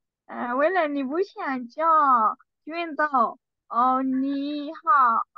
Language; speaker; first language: Chinese; non-native, learner; Thai